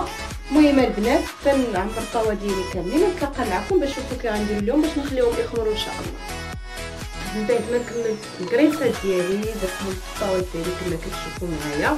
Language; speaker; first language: Arabic; native; Arabic